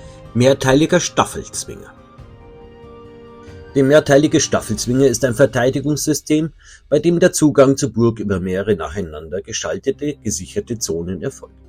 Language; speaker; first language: German; native; German